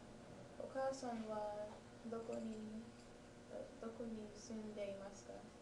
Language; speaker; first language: Japanese; non-native, learner; English